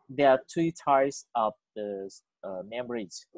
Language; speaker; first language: English; non-native, learner; Vietnamese